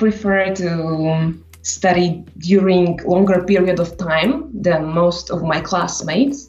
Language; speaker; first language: English; non-native, fluent; Slovak